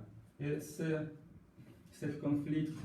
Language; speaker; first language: French; non-native, learner; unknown